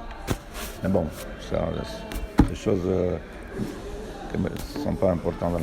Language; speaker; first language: French; non-native, fluent; Romanian